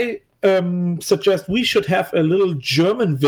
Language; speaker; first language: English; non-native, fluent; German